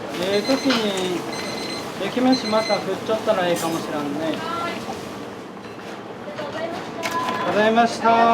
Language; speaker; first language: Japanese; native; Japanese